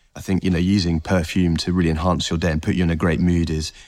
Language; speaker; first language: English; native; English